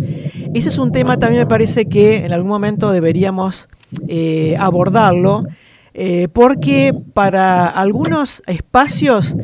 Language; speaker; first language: Spanish; native; Spanish